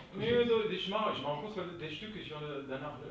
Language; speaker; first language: German; non-native, local second language; French